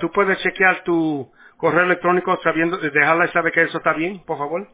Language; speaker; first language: Spanish; early bilingual, heritage; Spanish